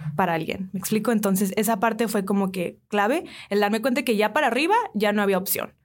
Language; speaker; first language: Spanish; early bilingual, heritage; Spanish